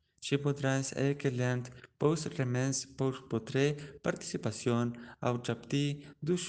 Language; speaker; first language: French; non-native, learner; Spanish